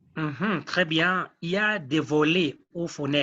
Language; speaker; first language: French; non-native, fluent; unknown